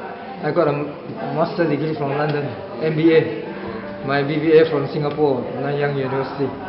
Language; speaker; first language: English; non-native, fluent; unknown